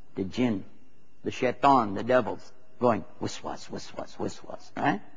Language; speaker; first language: English; native; English